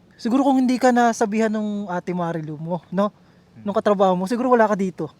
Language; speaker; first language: Filipino; native; Filipino